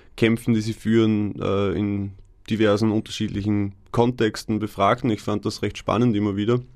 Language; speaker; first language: German; native; German